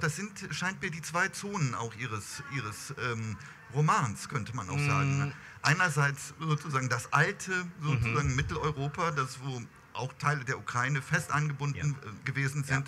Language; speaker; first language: German; native; German